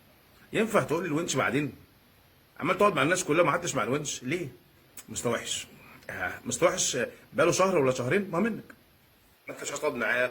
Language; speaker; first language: Arabic; native; Arabic